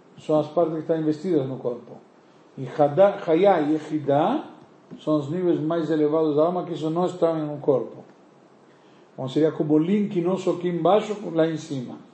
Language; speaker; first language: Portuguese; non-native, fluent; Spanish